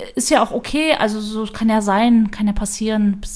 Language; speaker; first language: German; early bilingual, other home language; Turkish